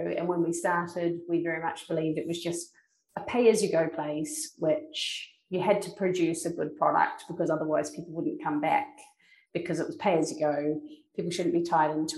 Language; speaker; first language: English; native; English